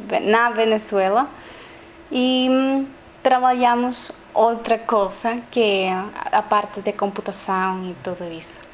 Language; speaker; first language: Portuguese; non-native, learner; Spanish